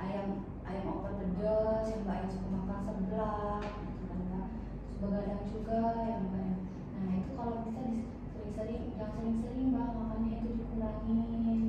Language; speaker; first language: Indonesian; native; Indonesian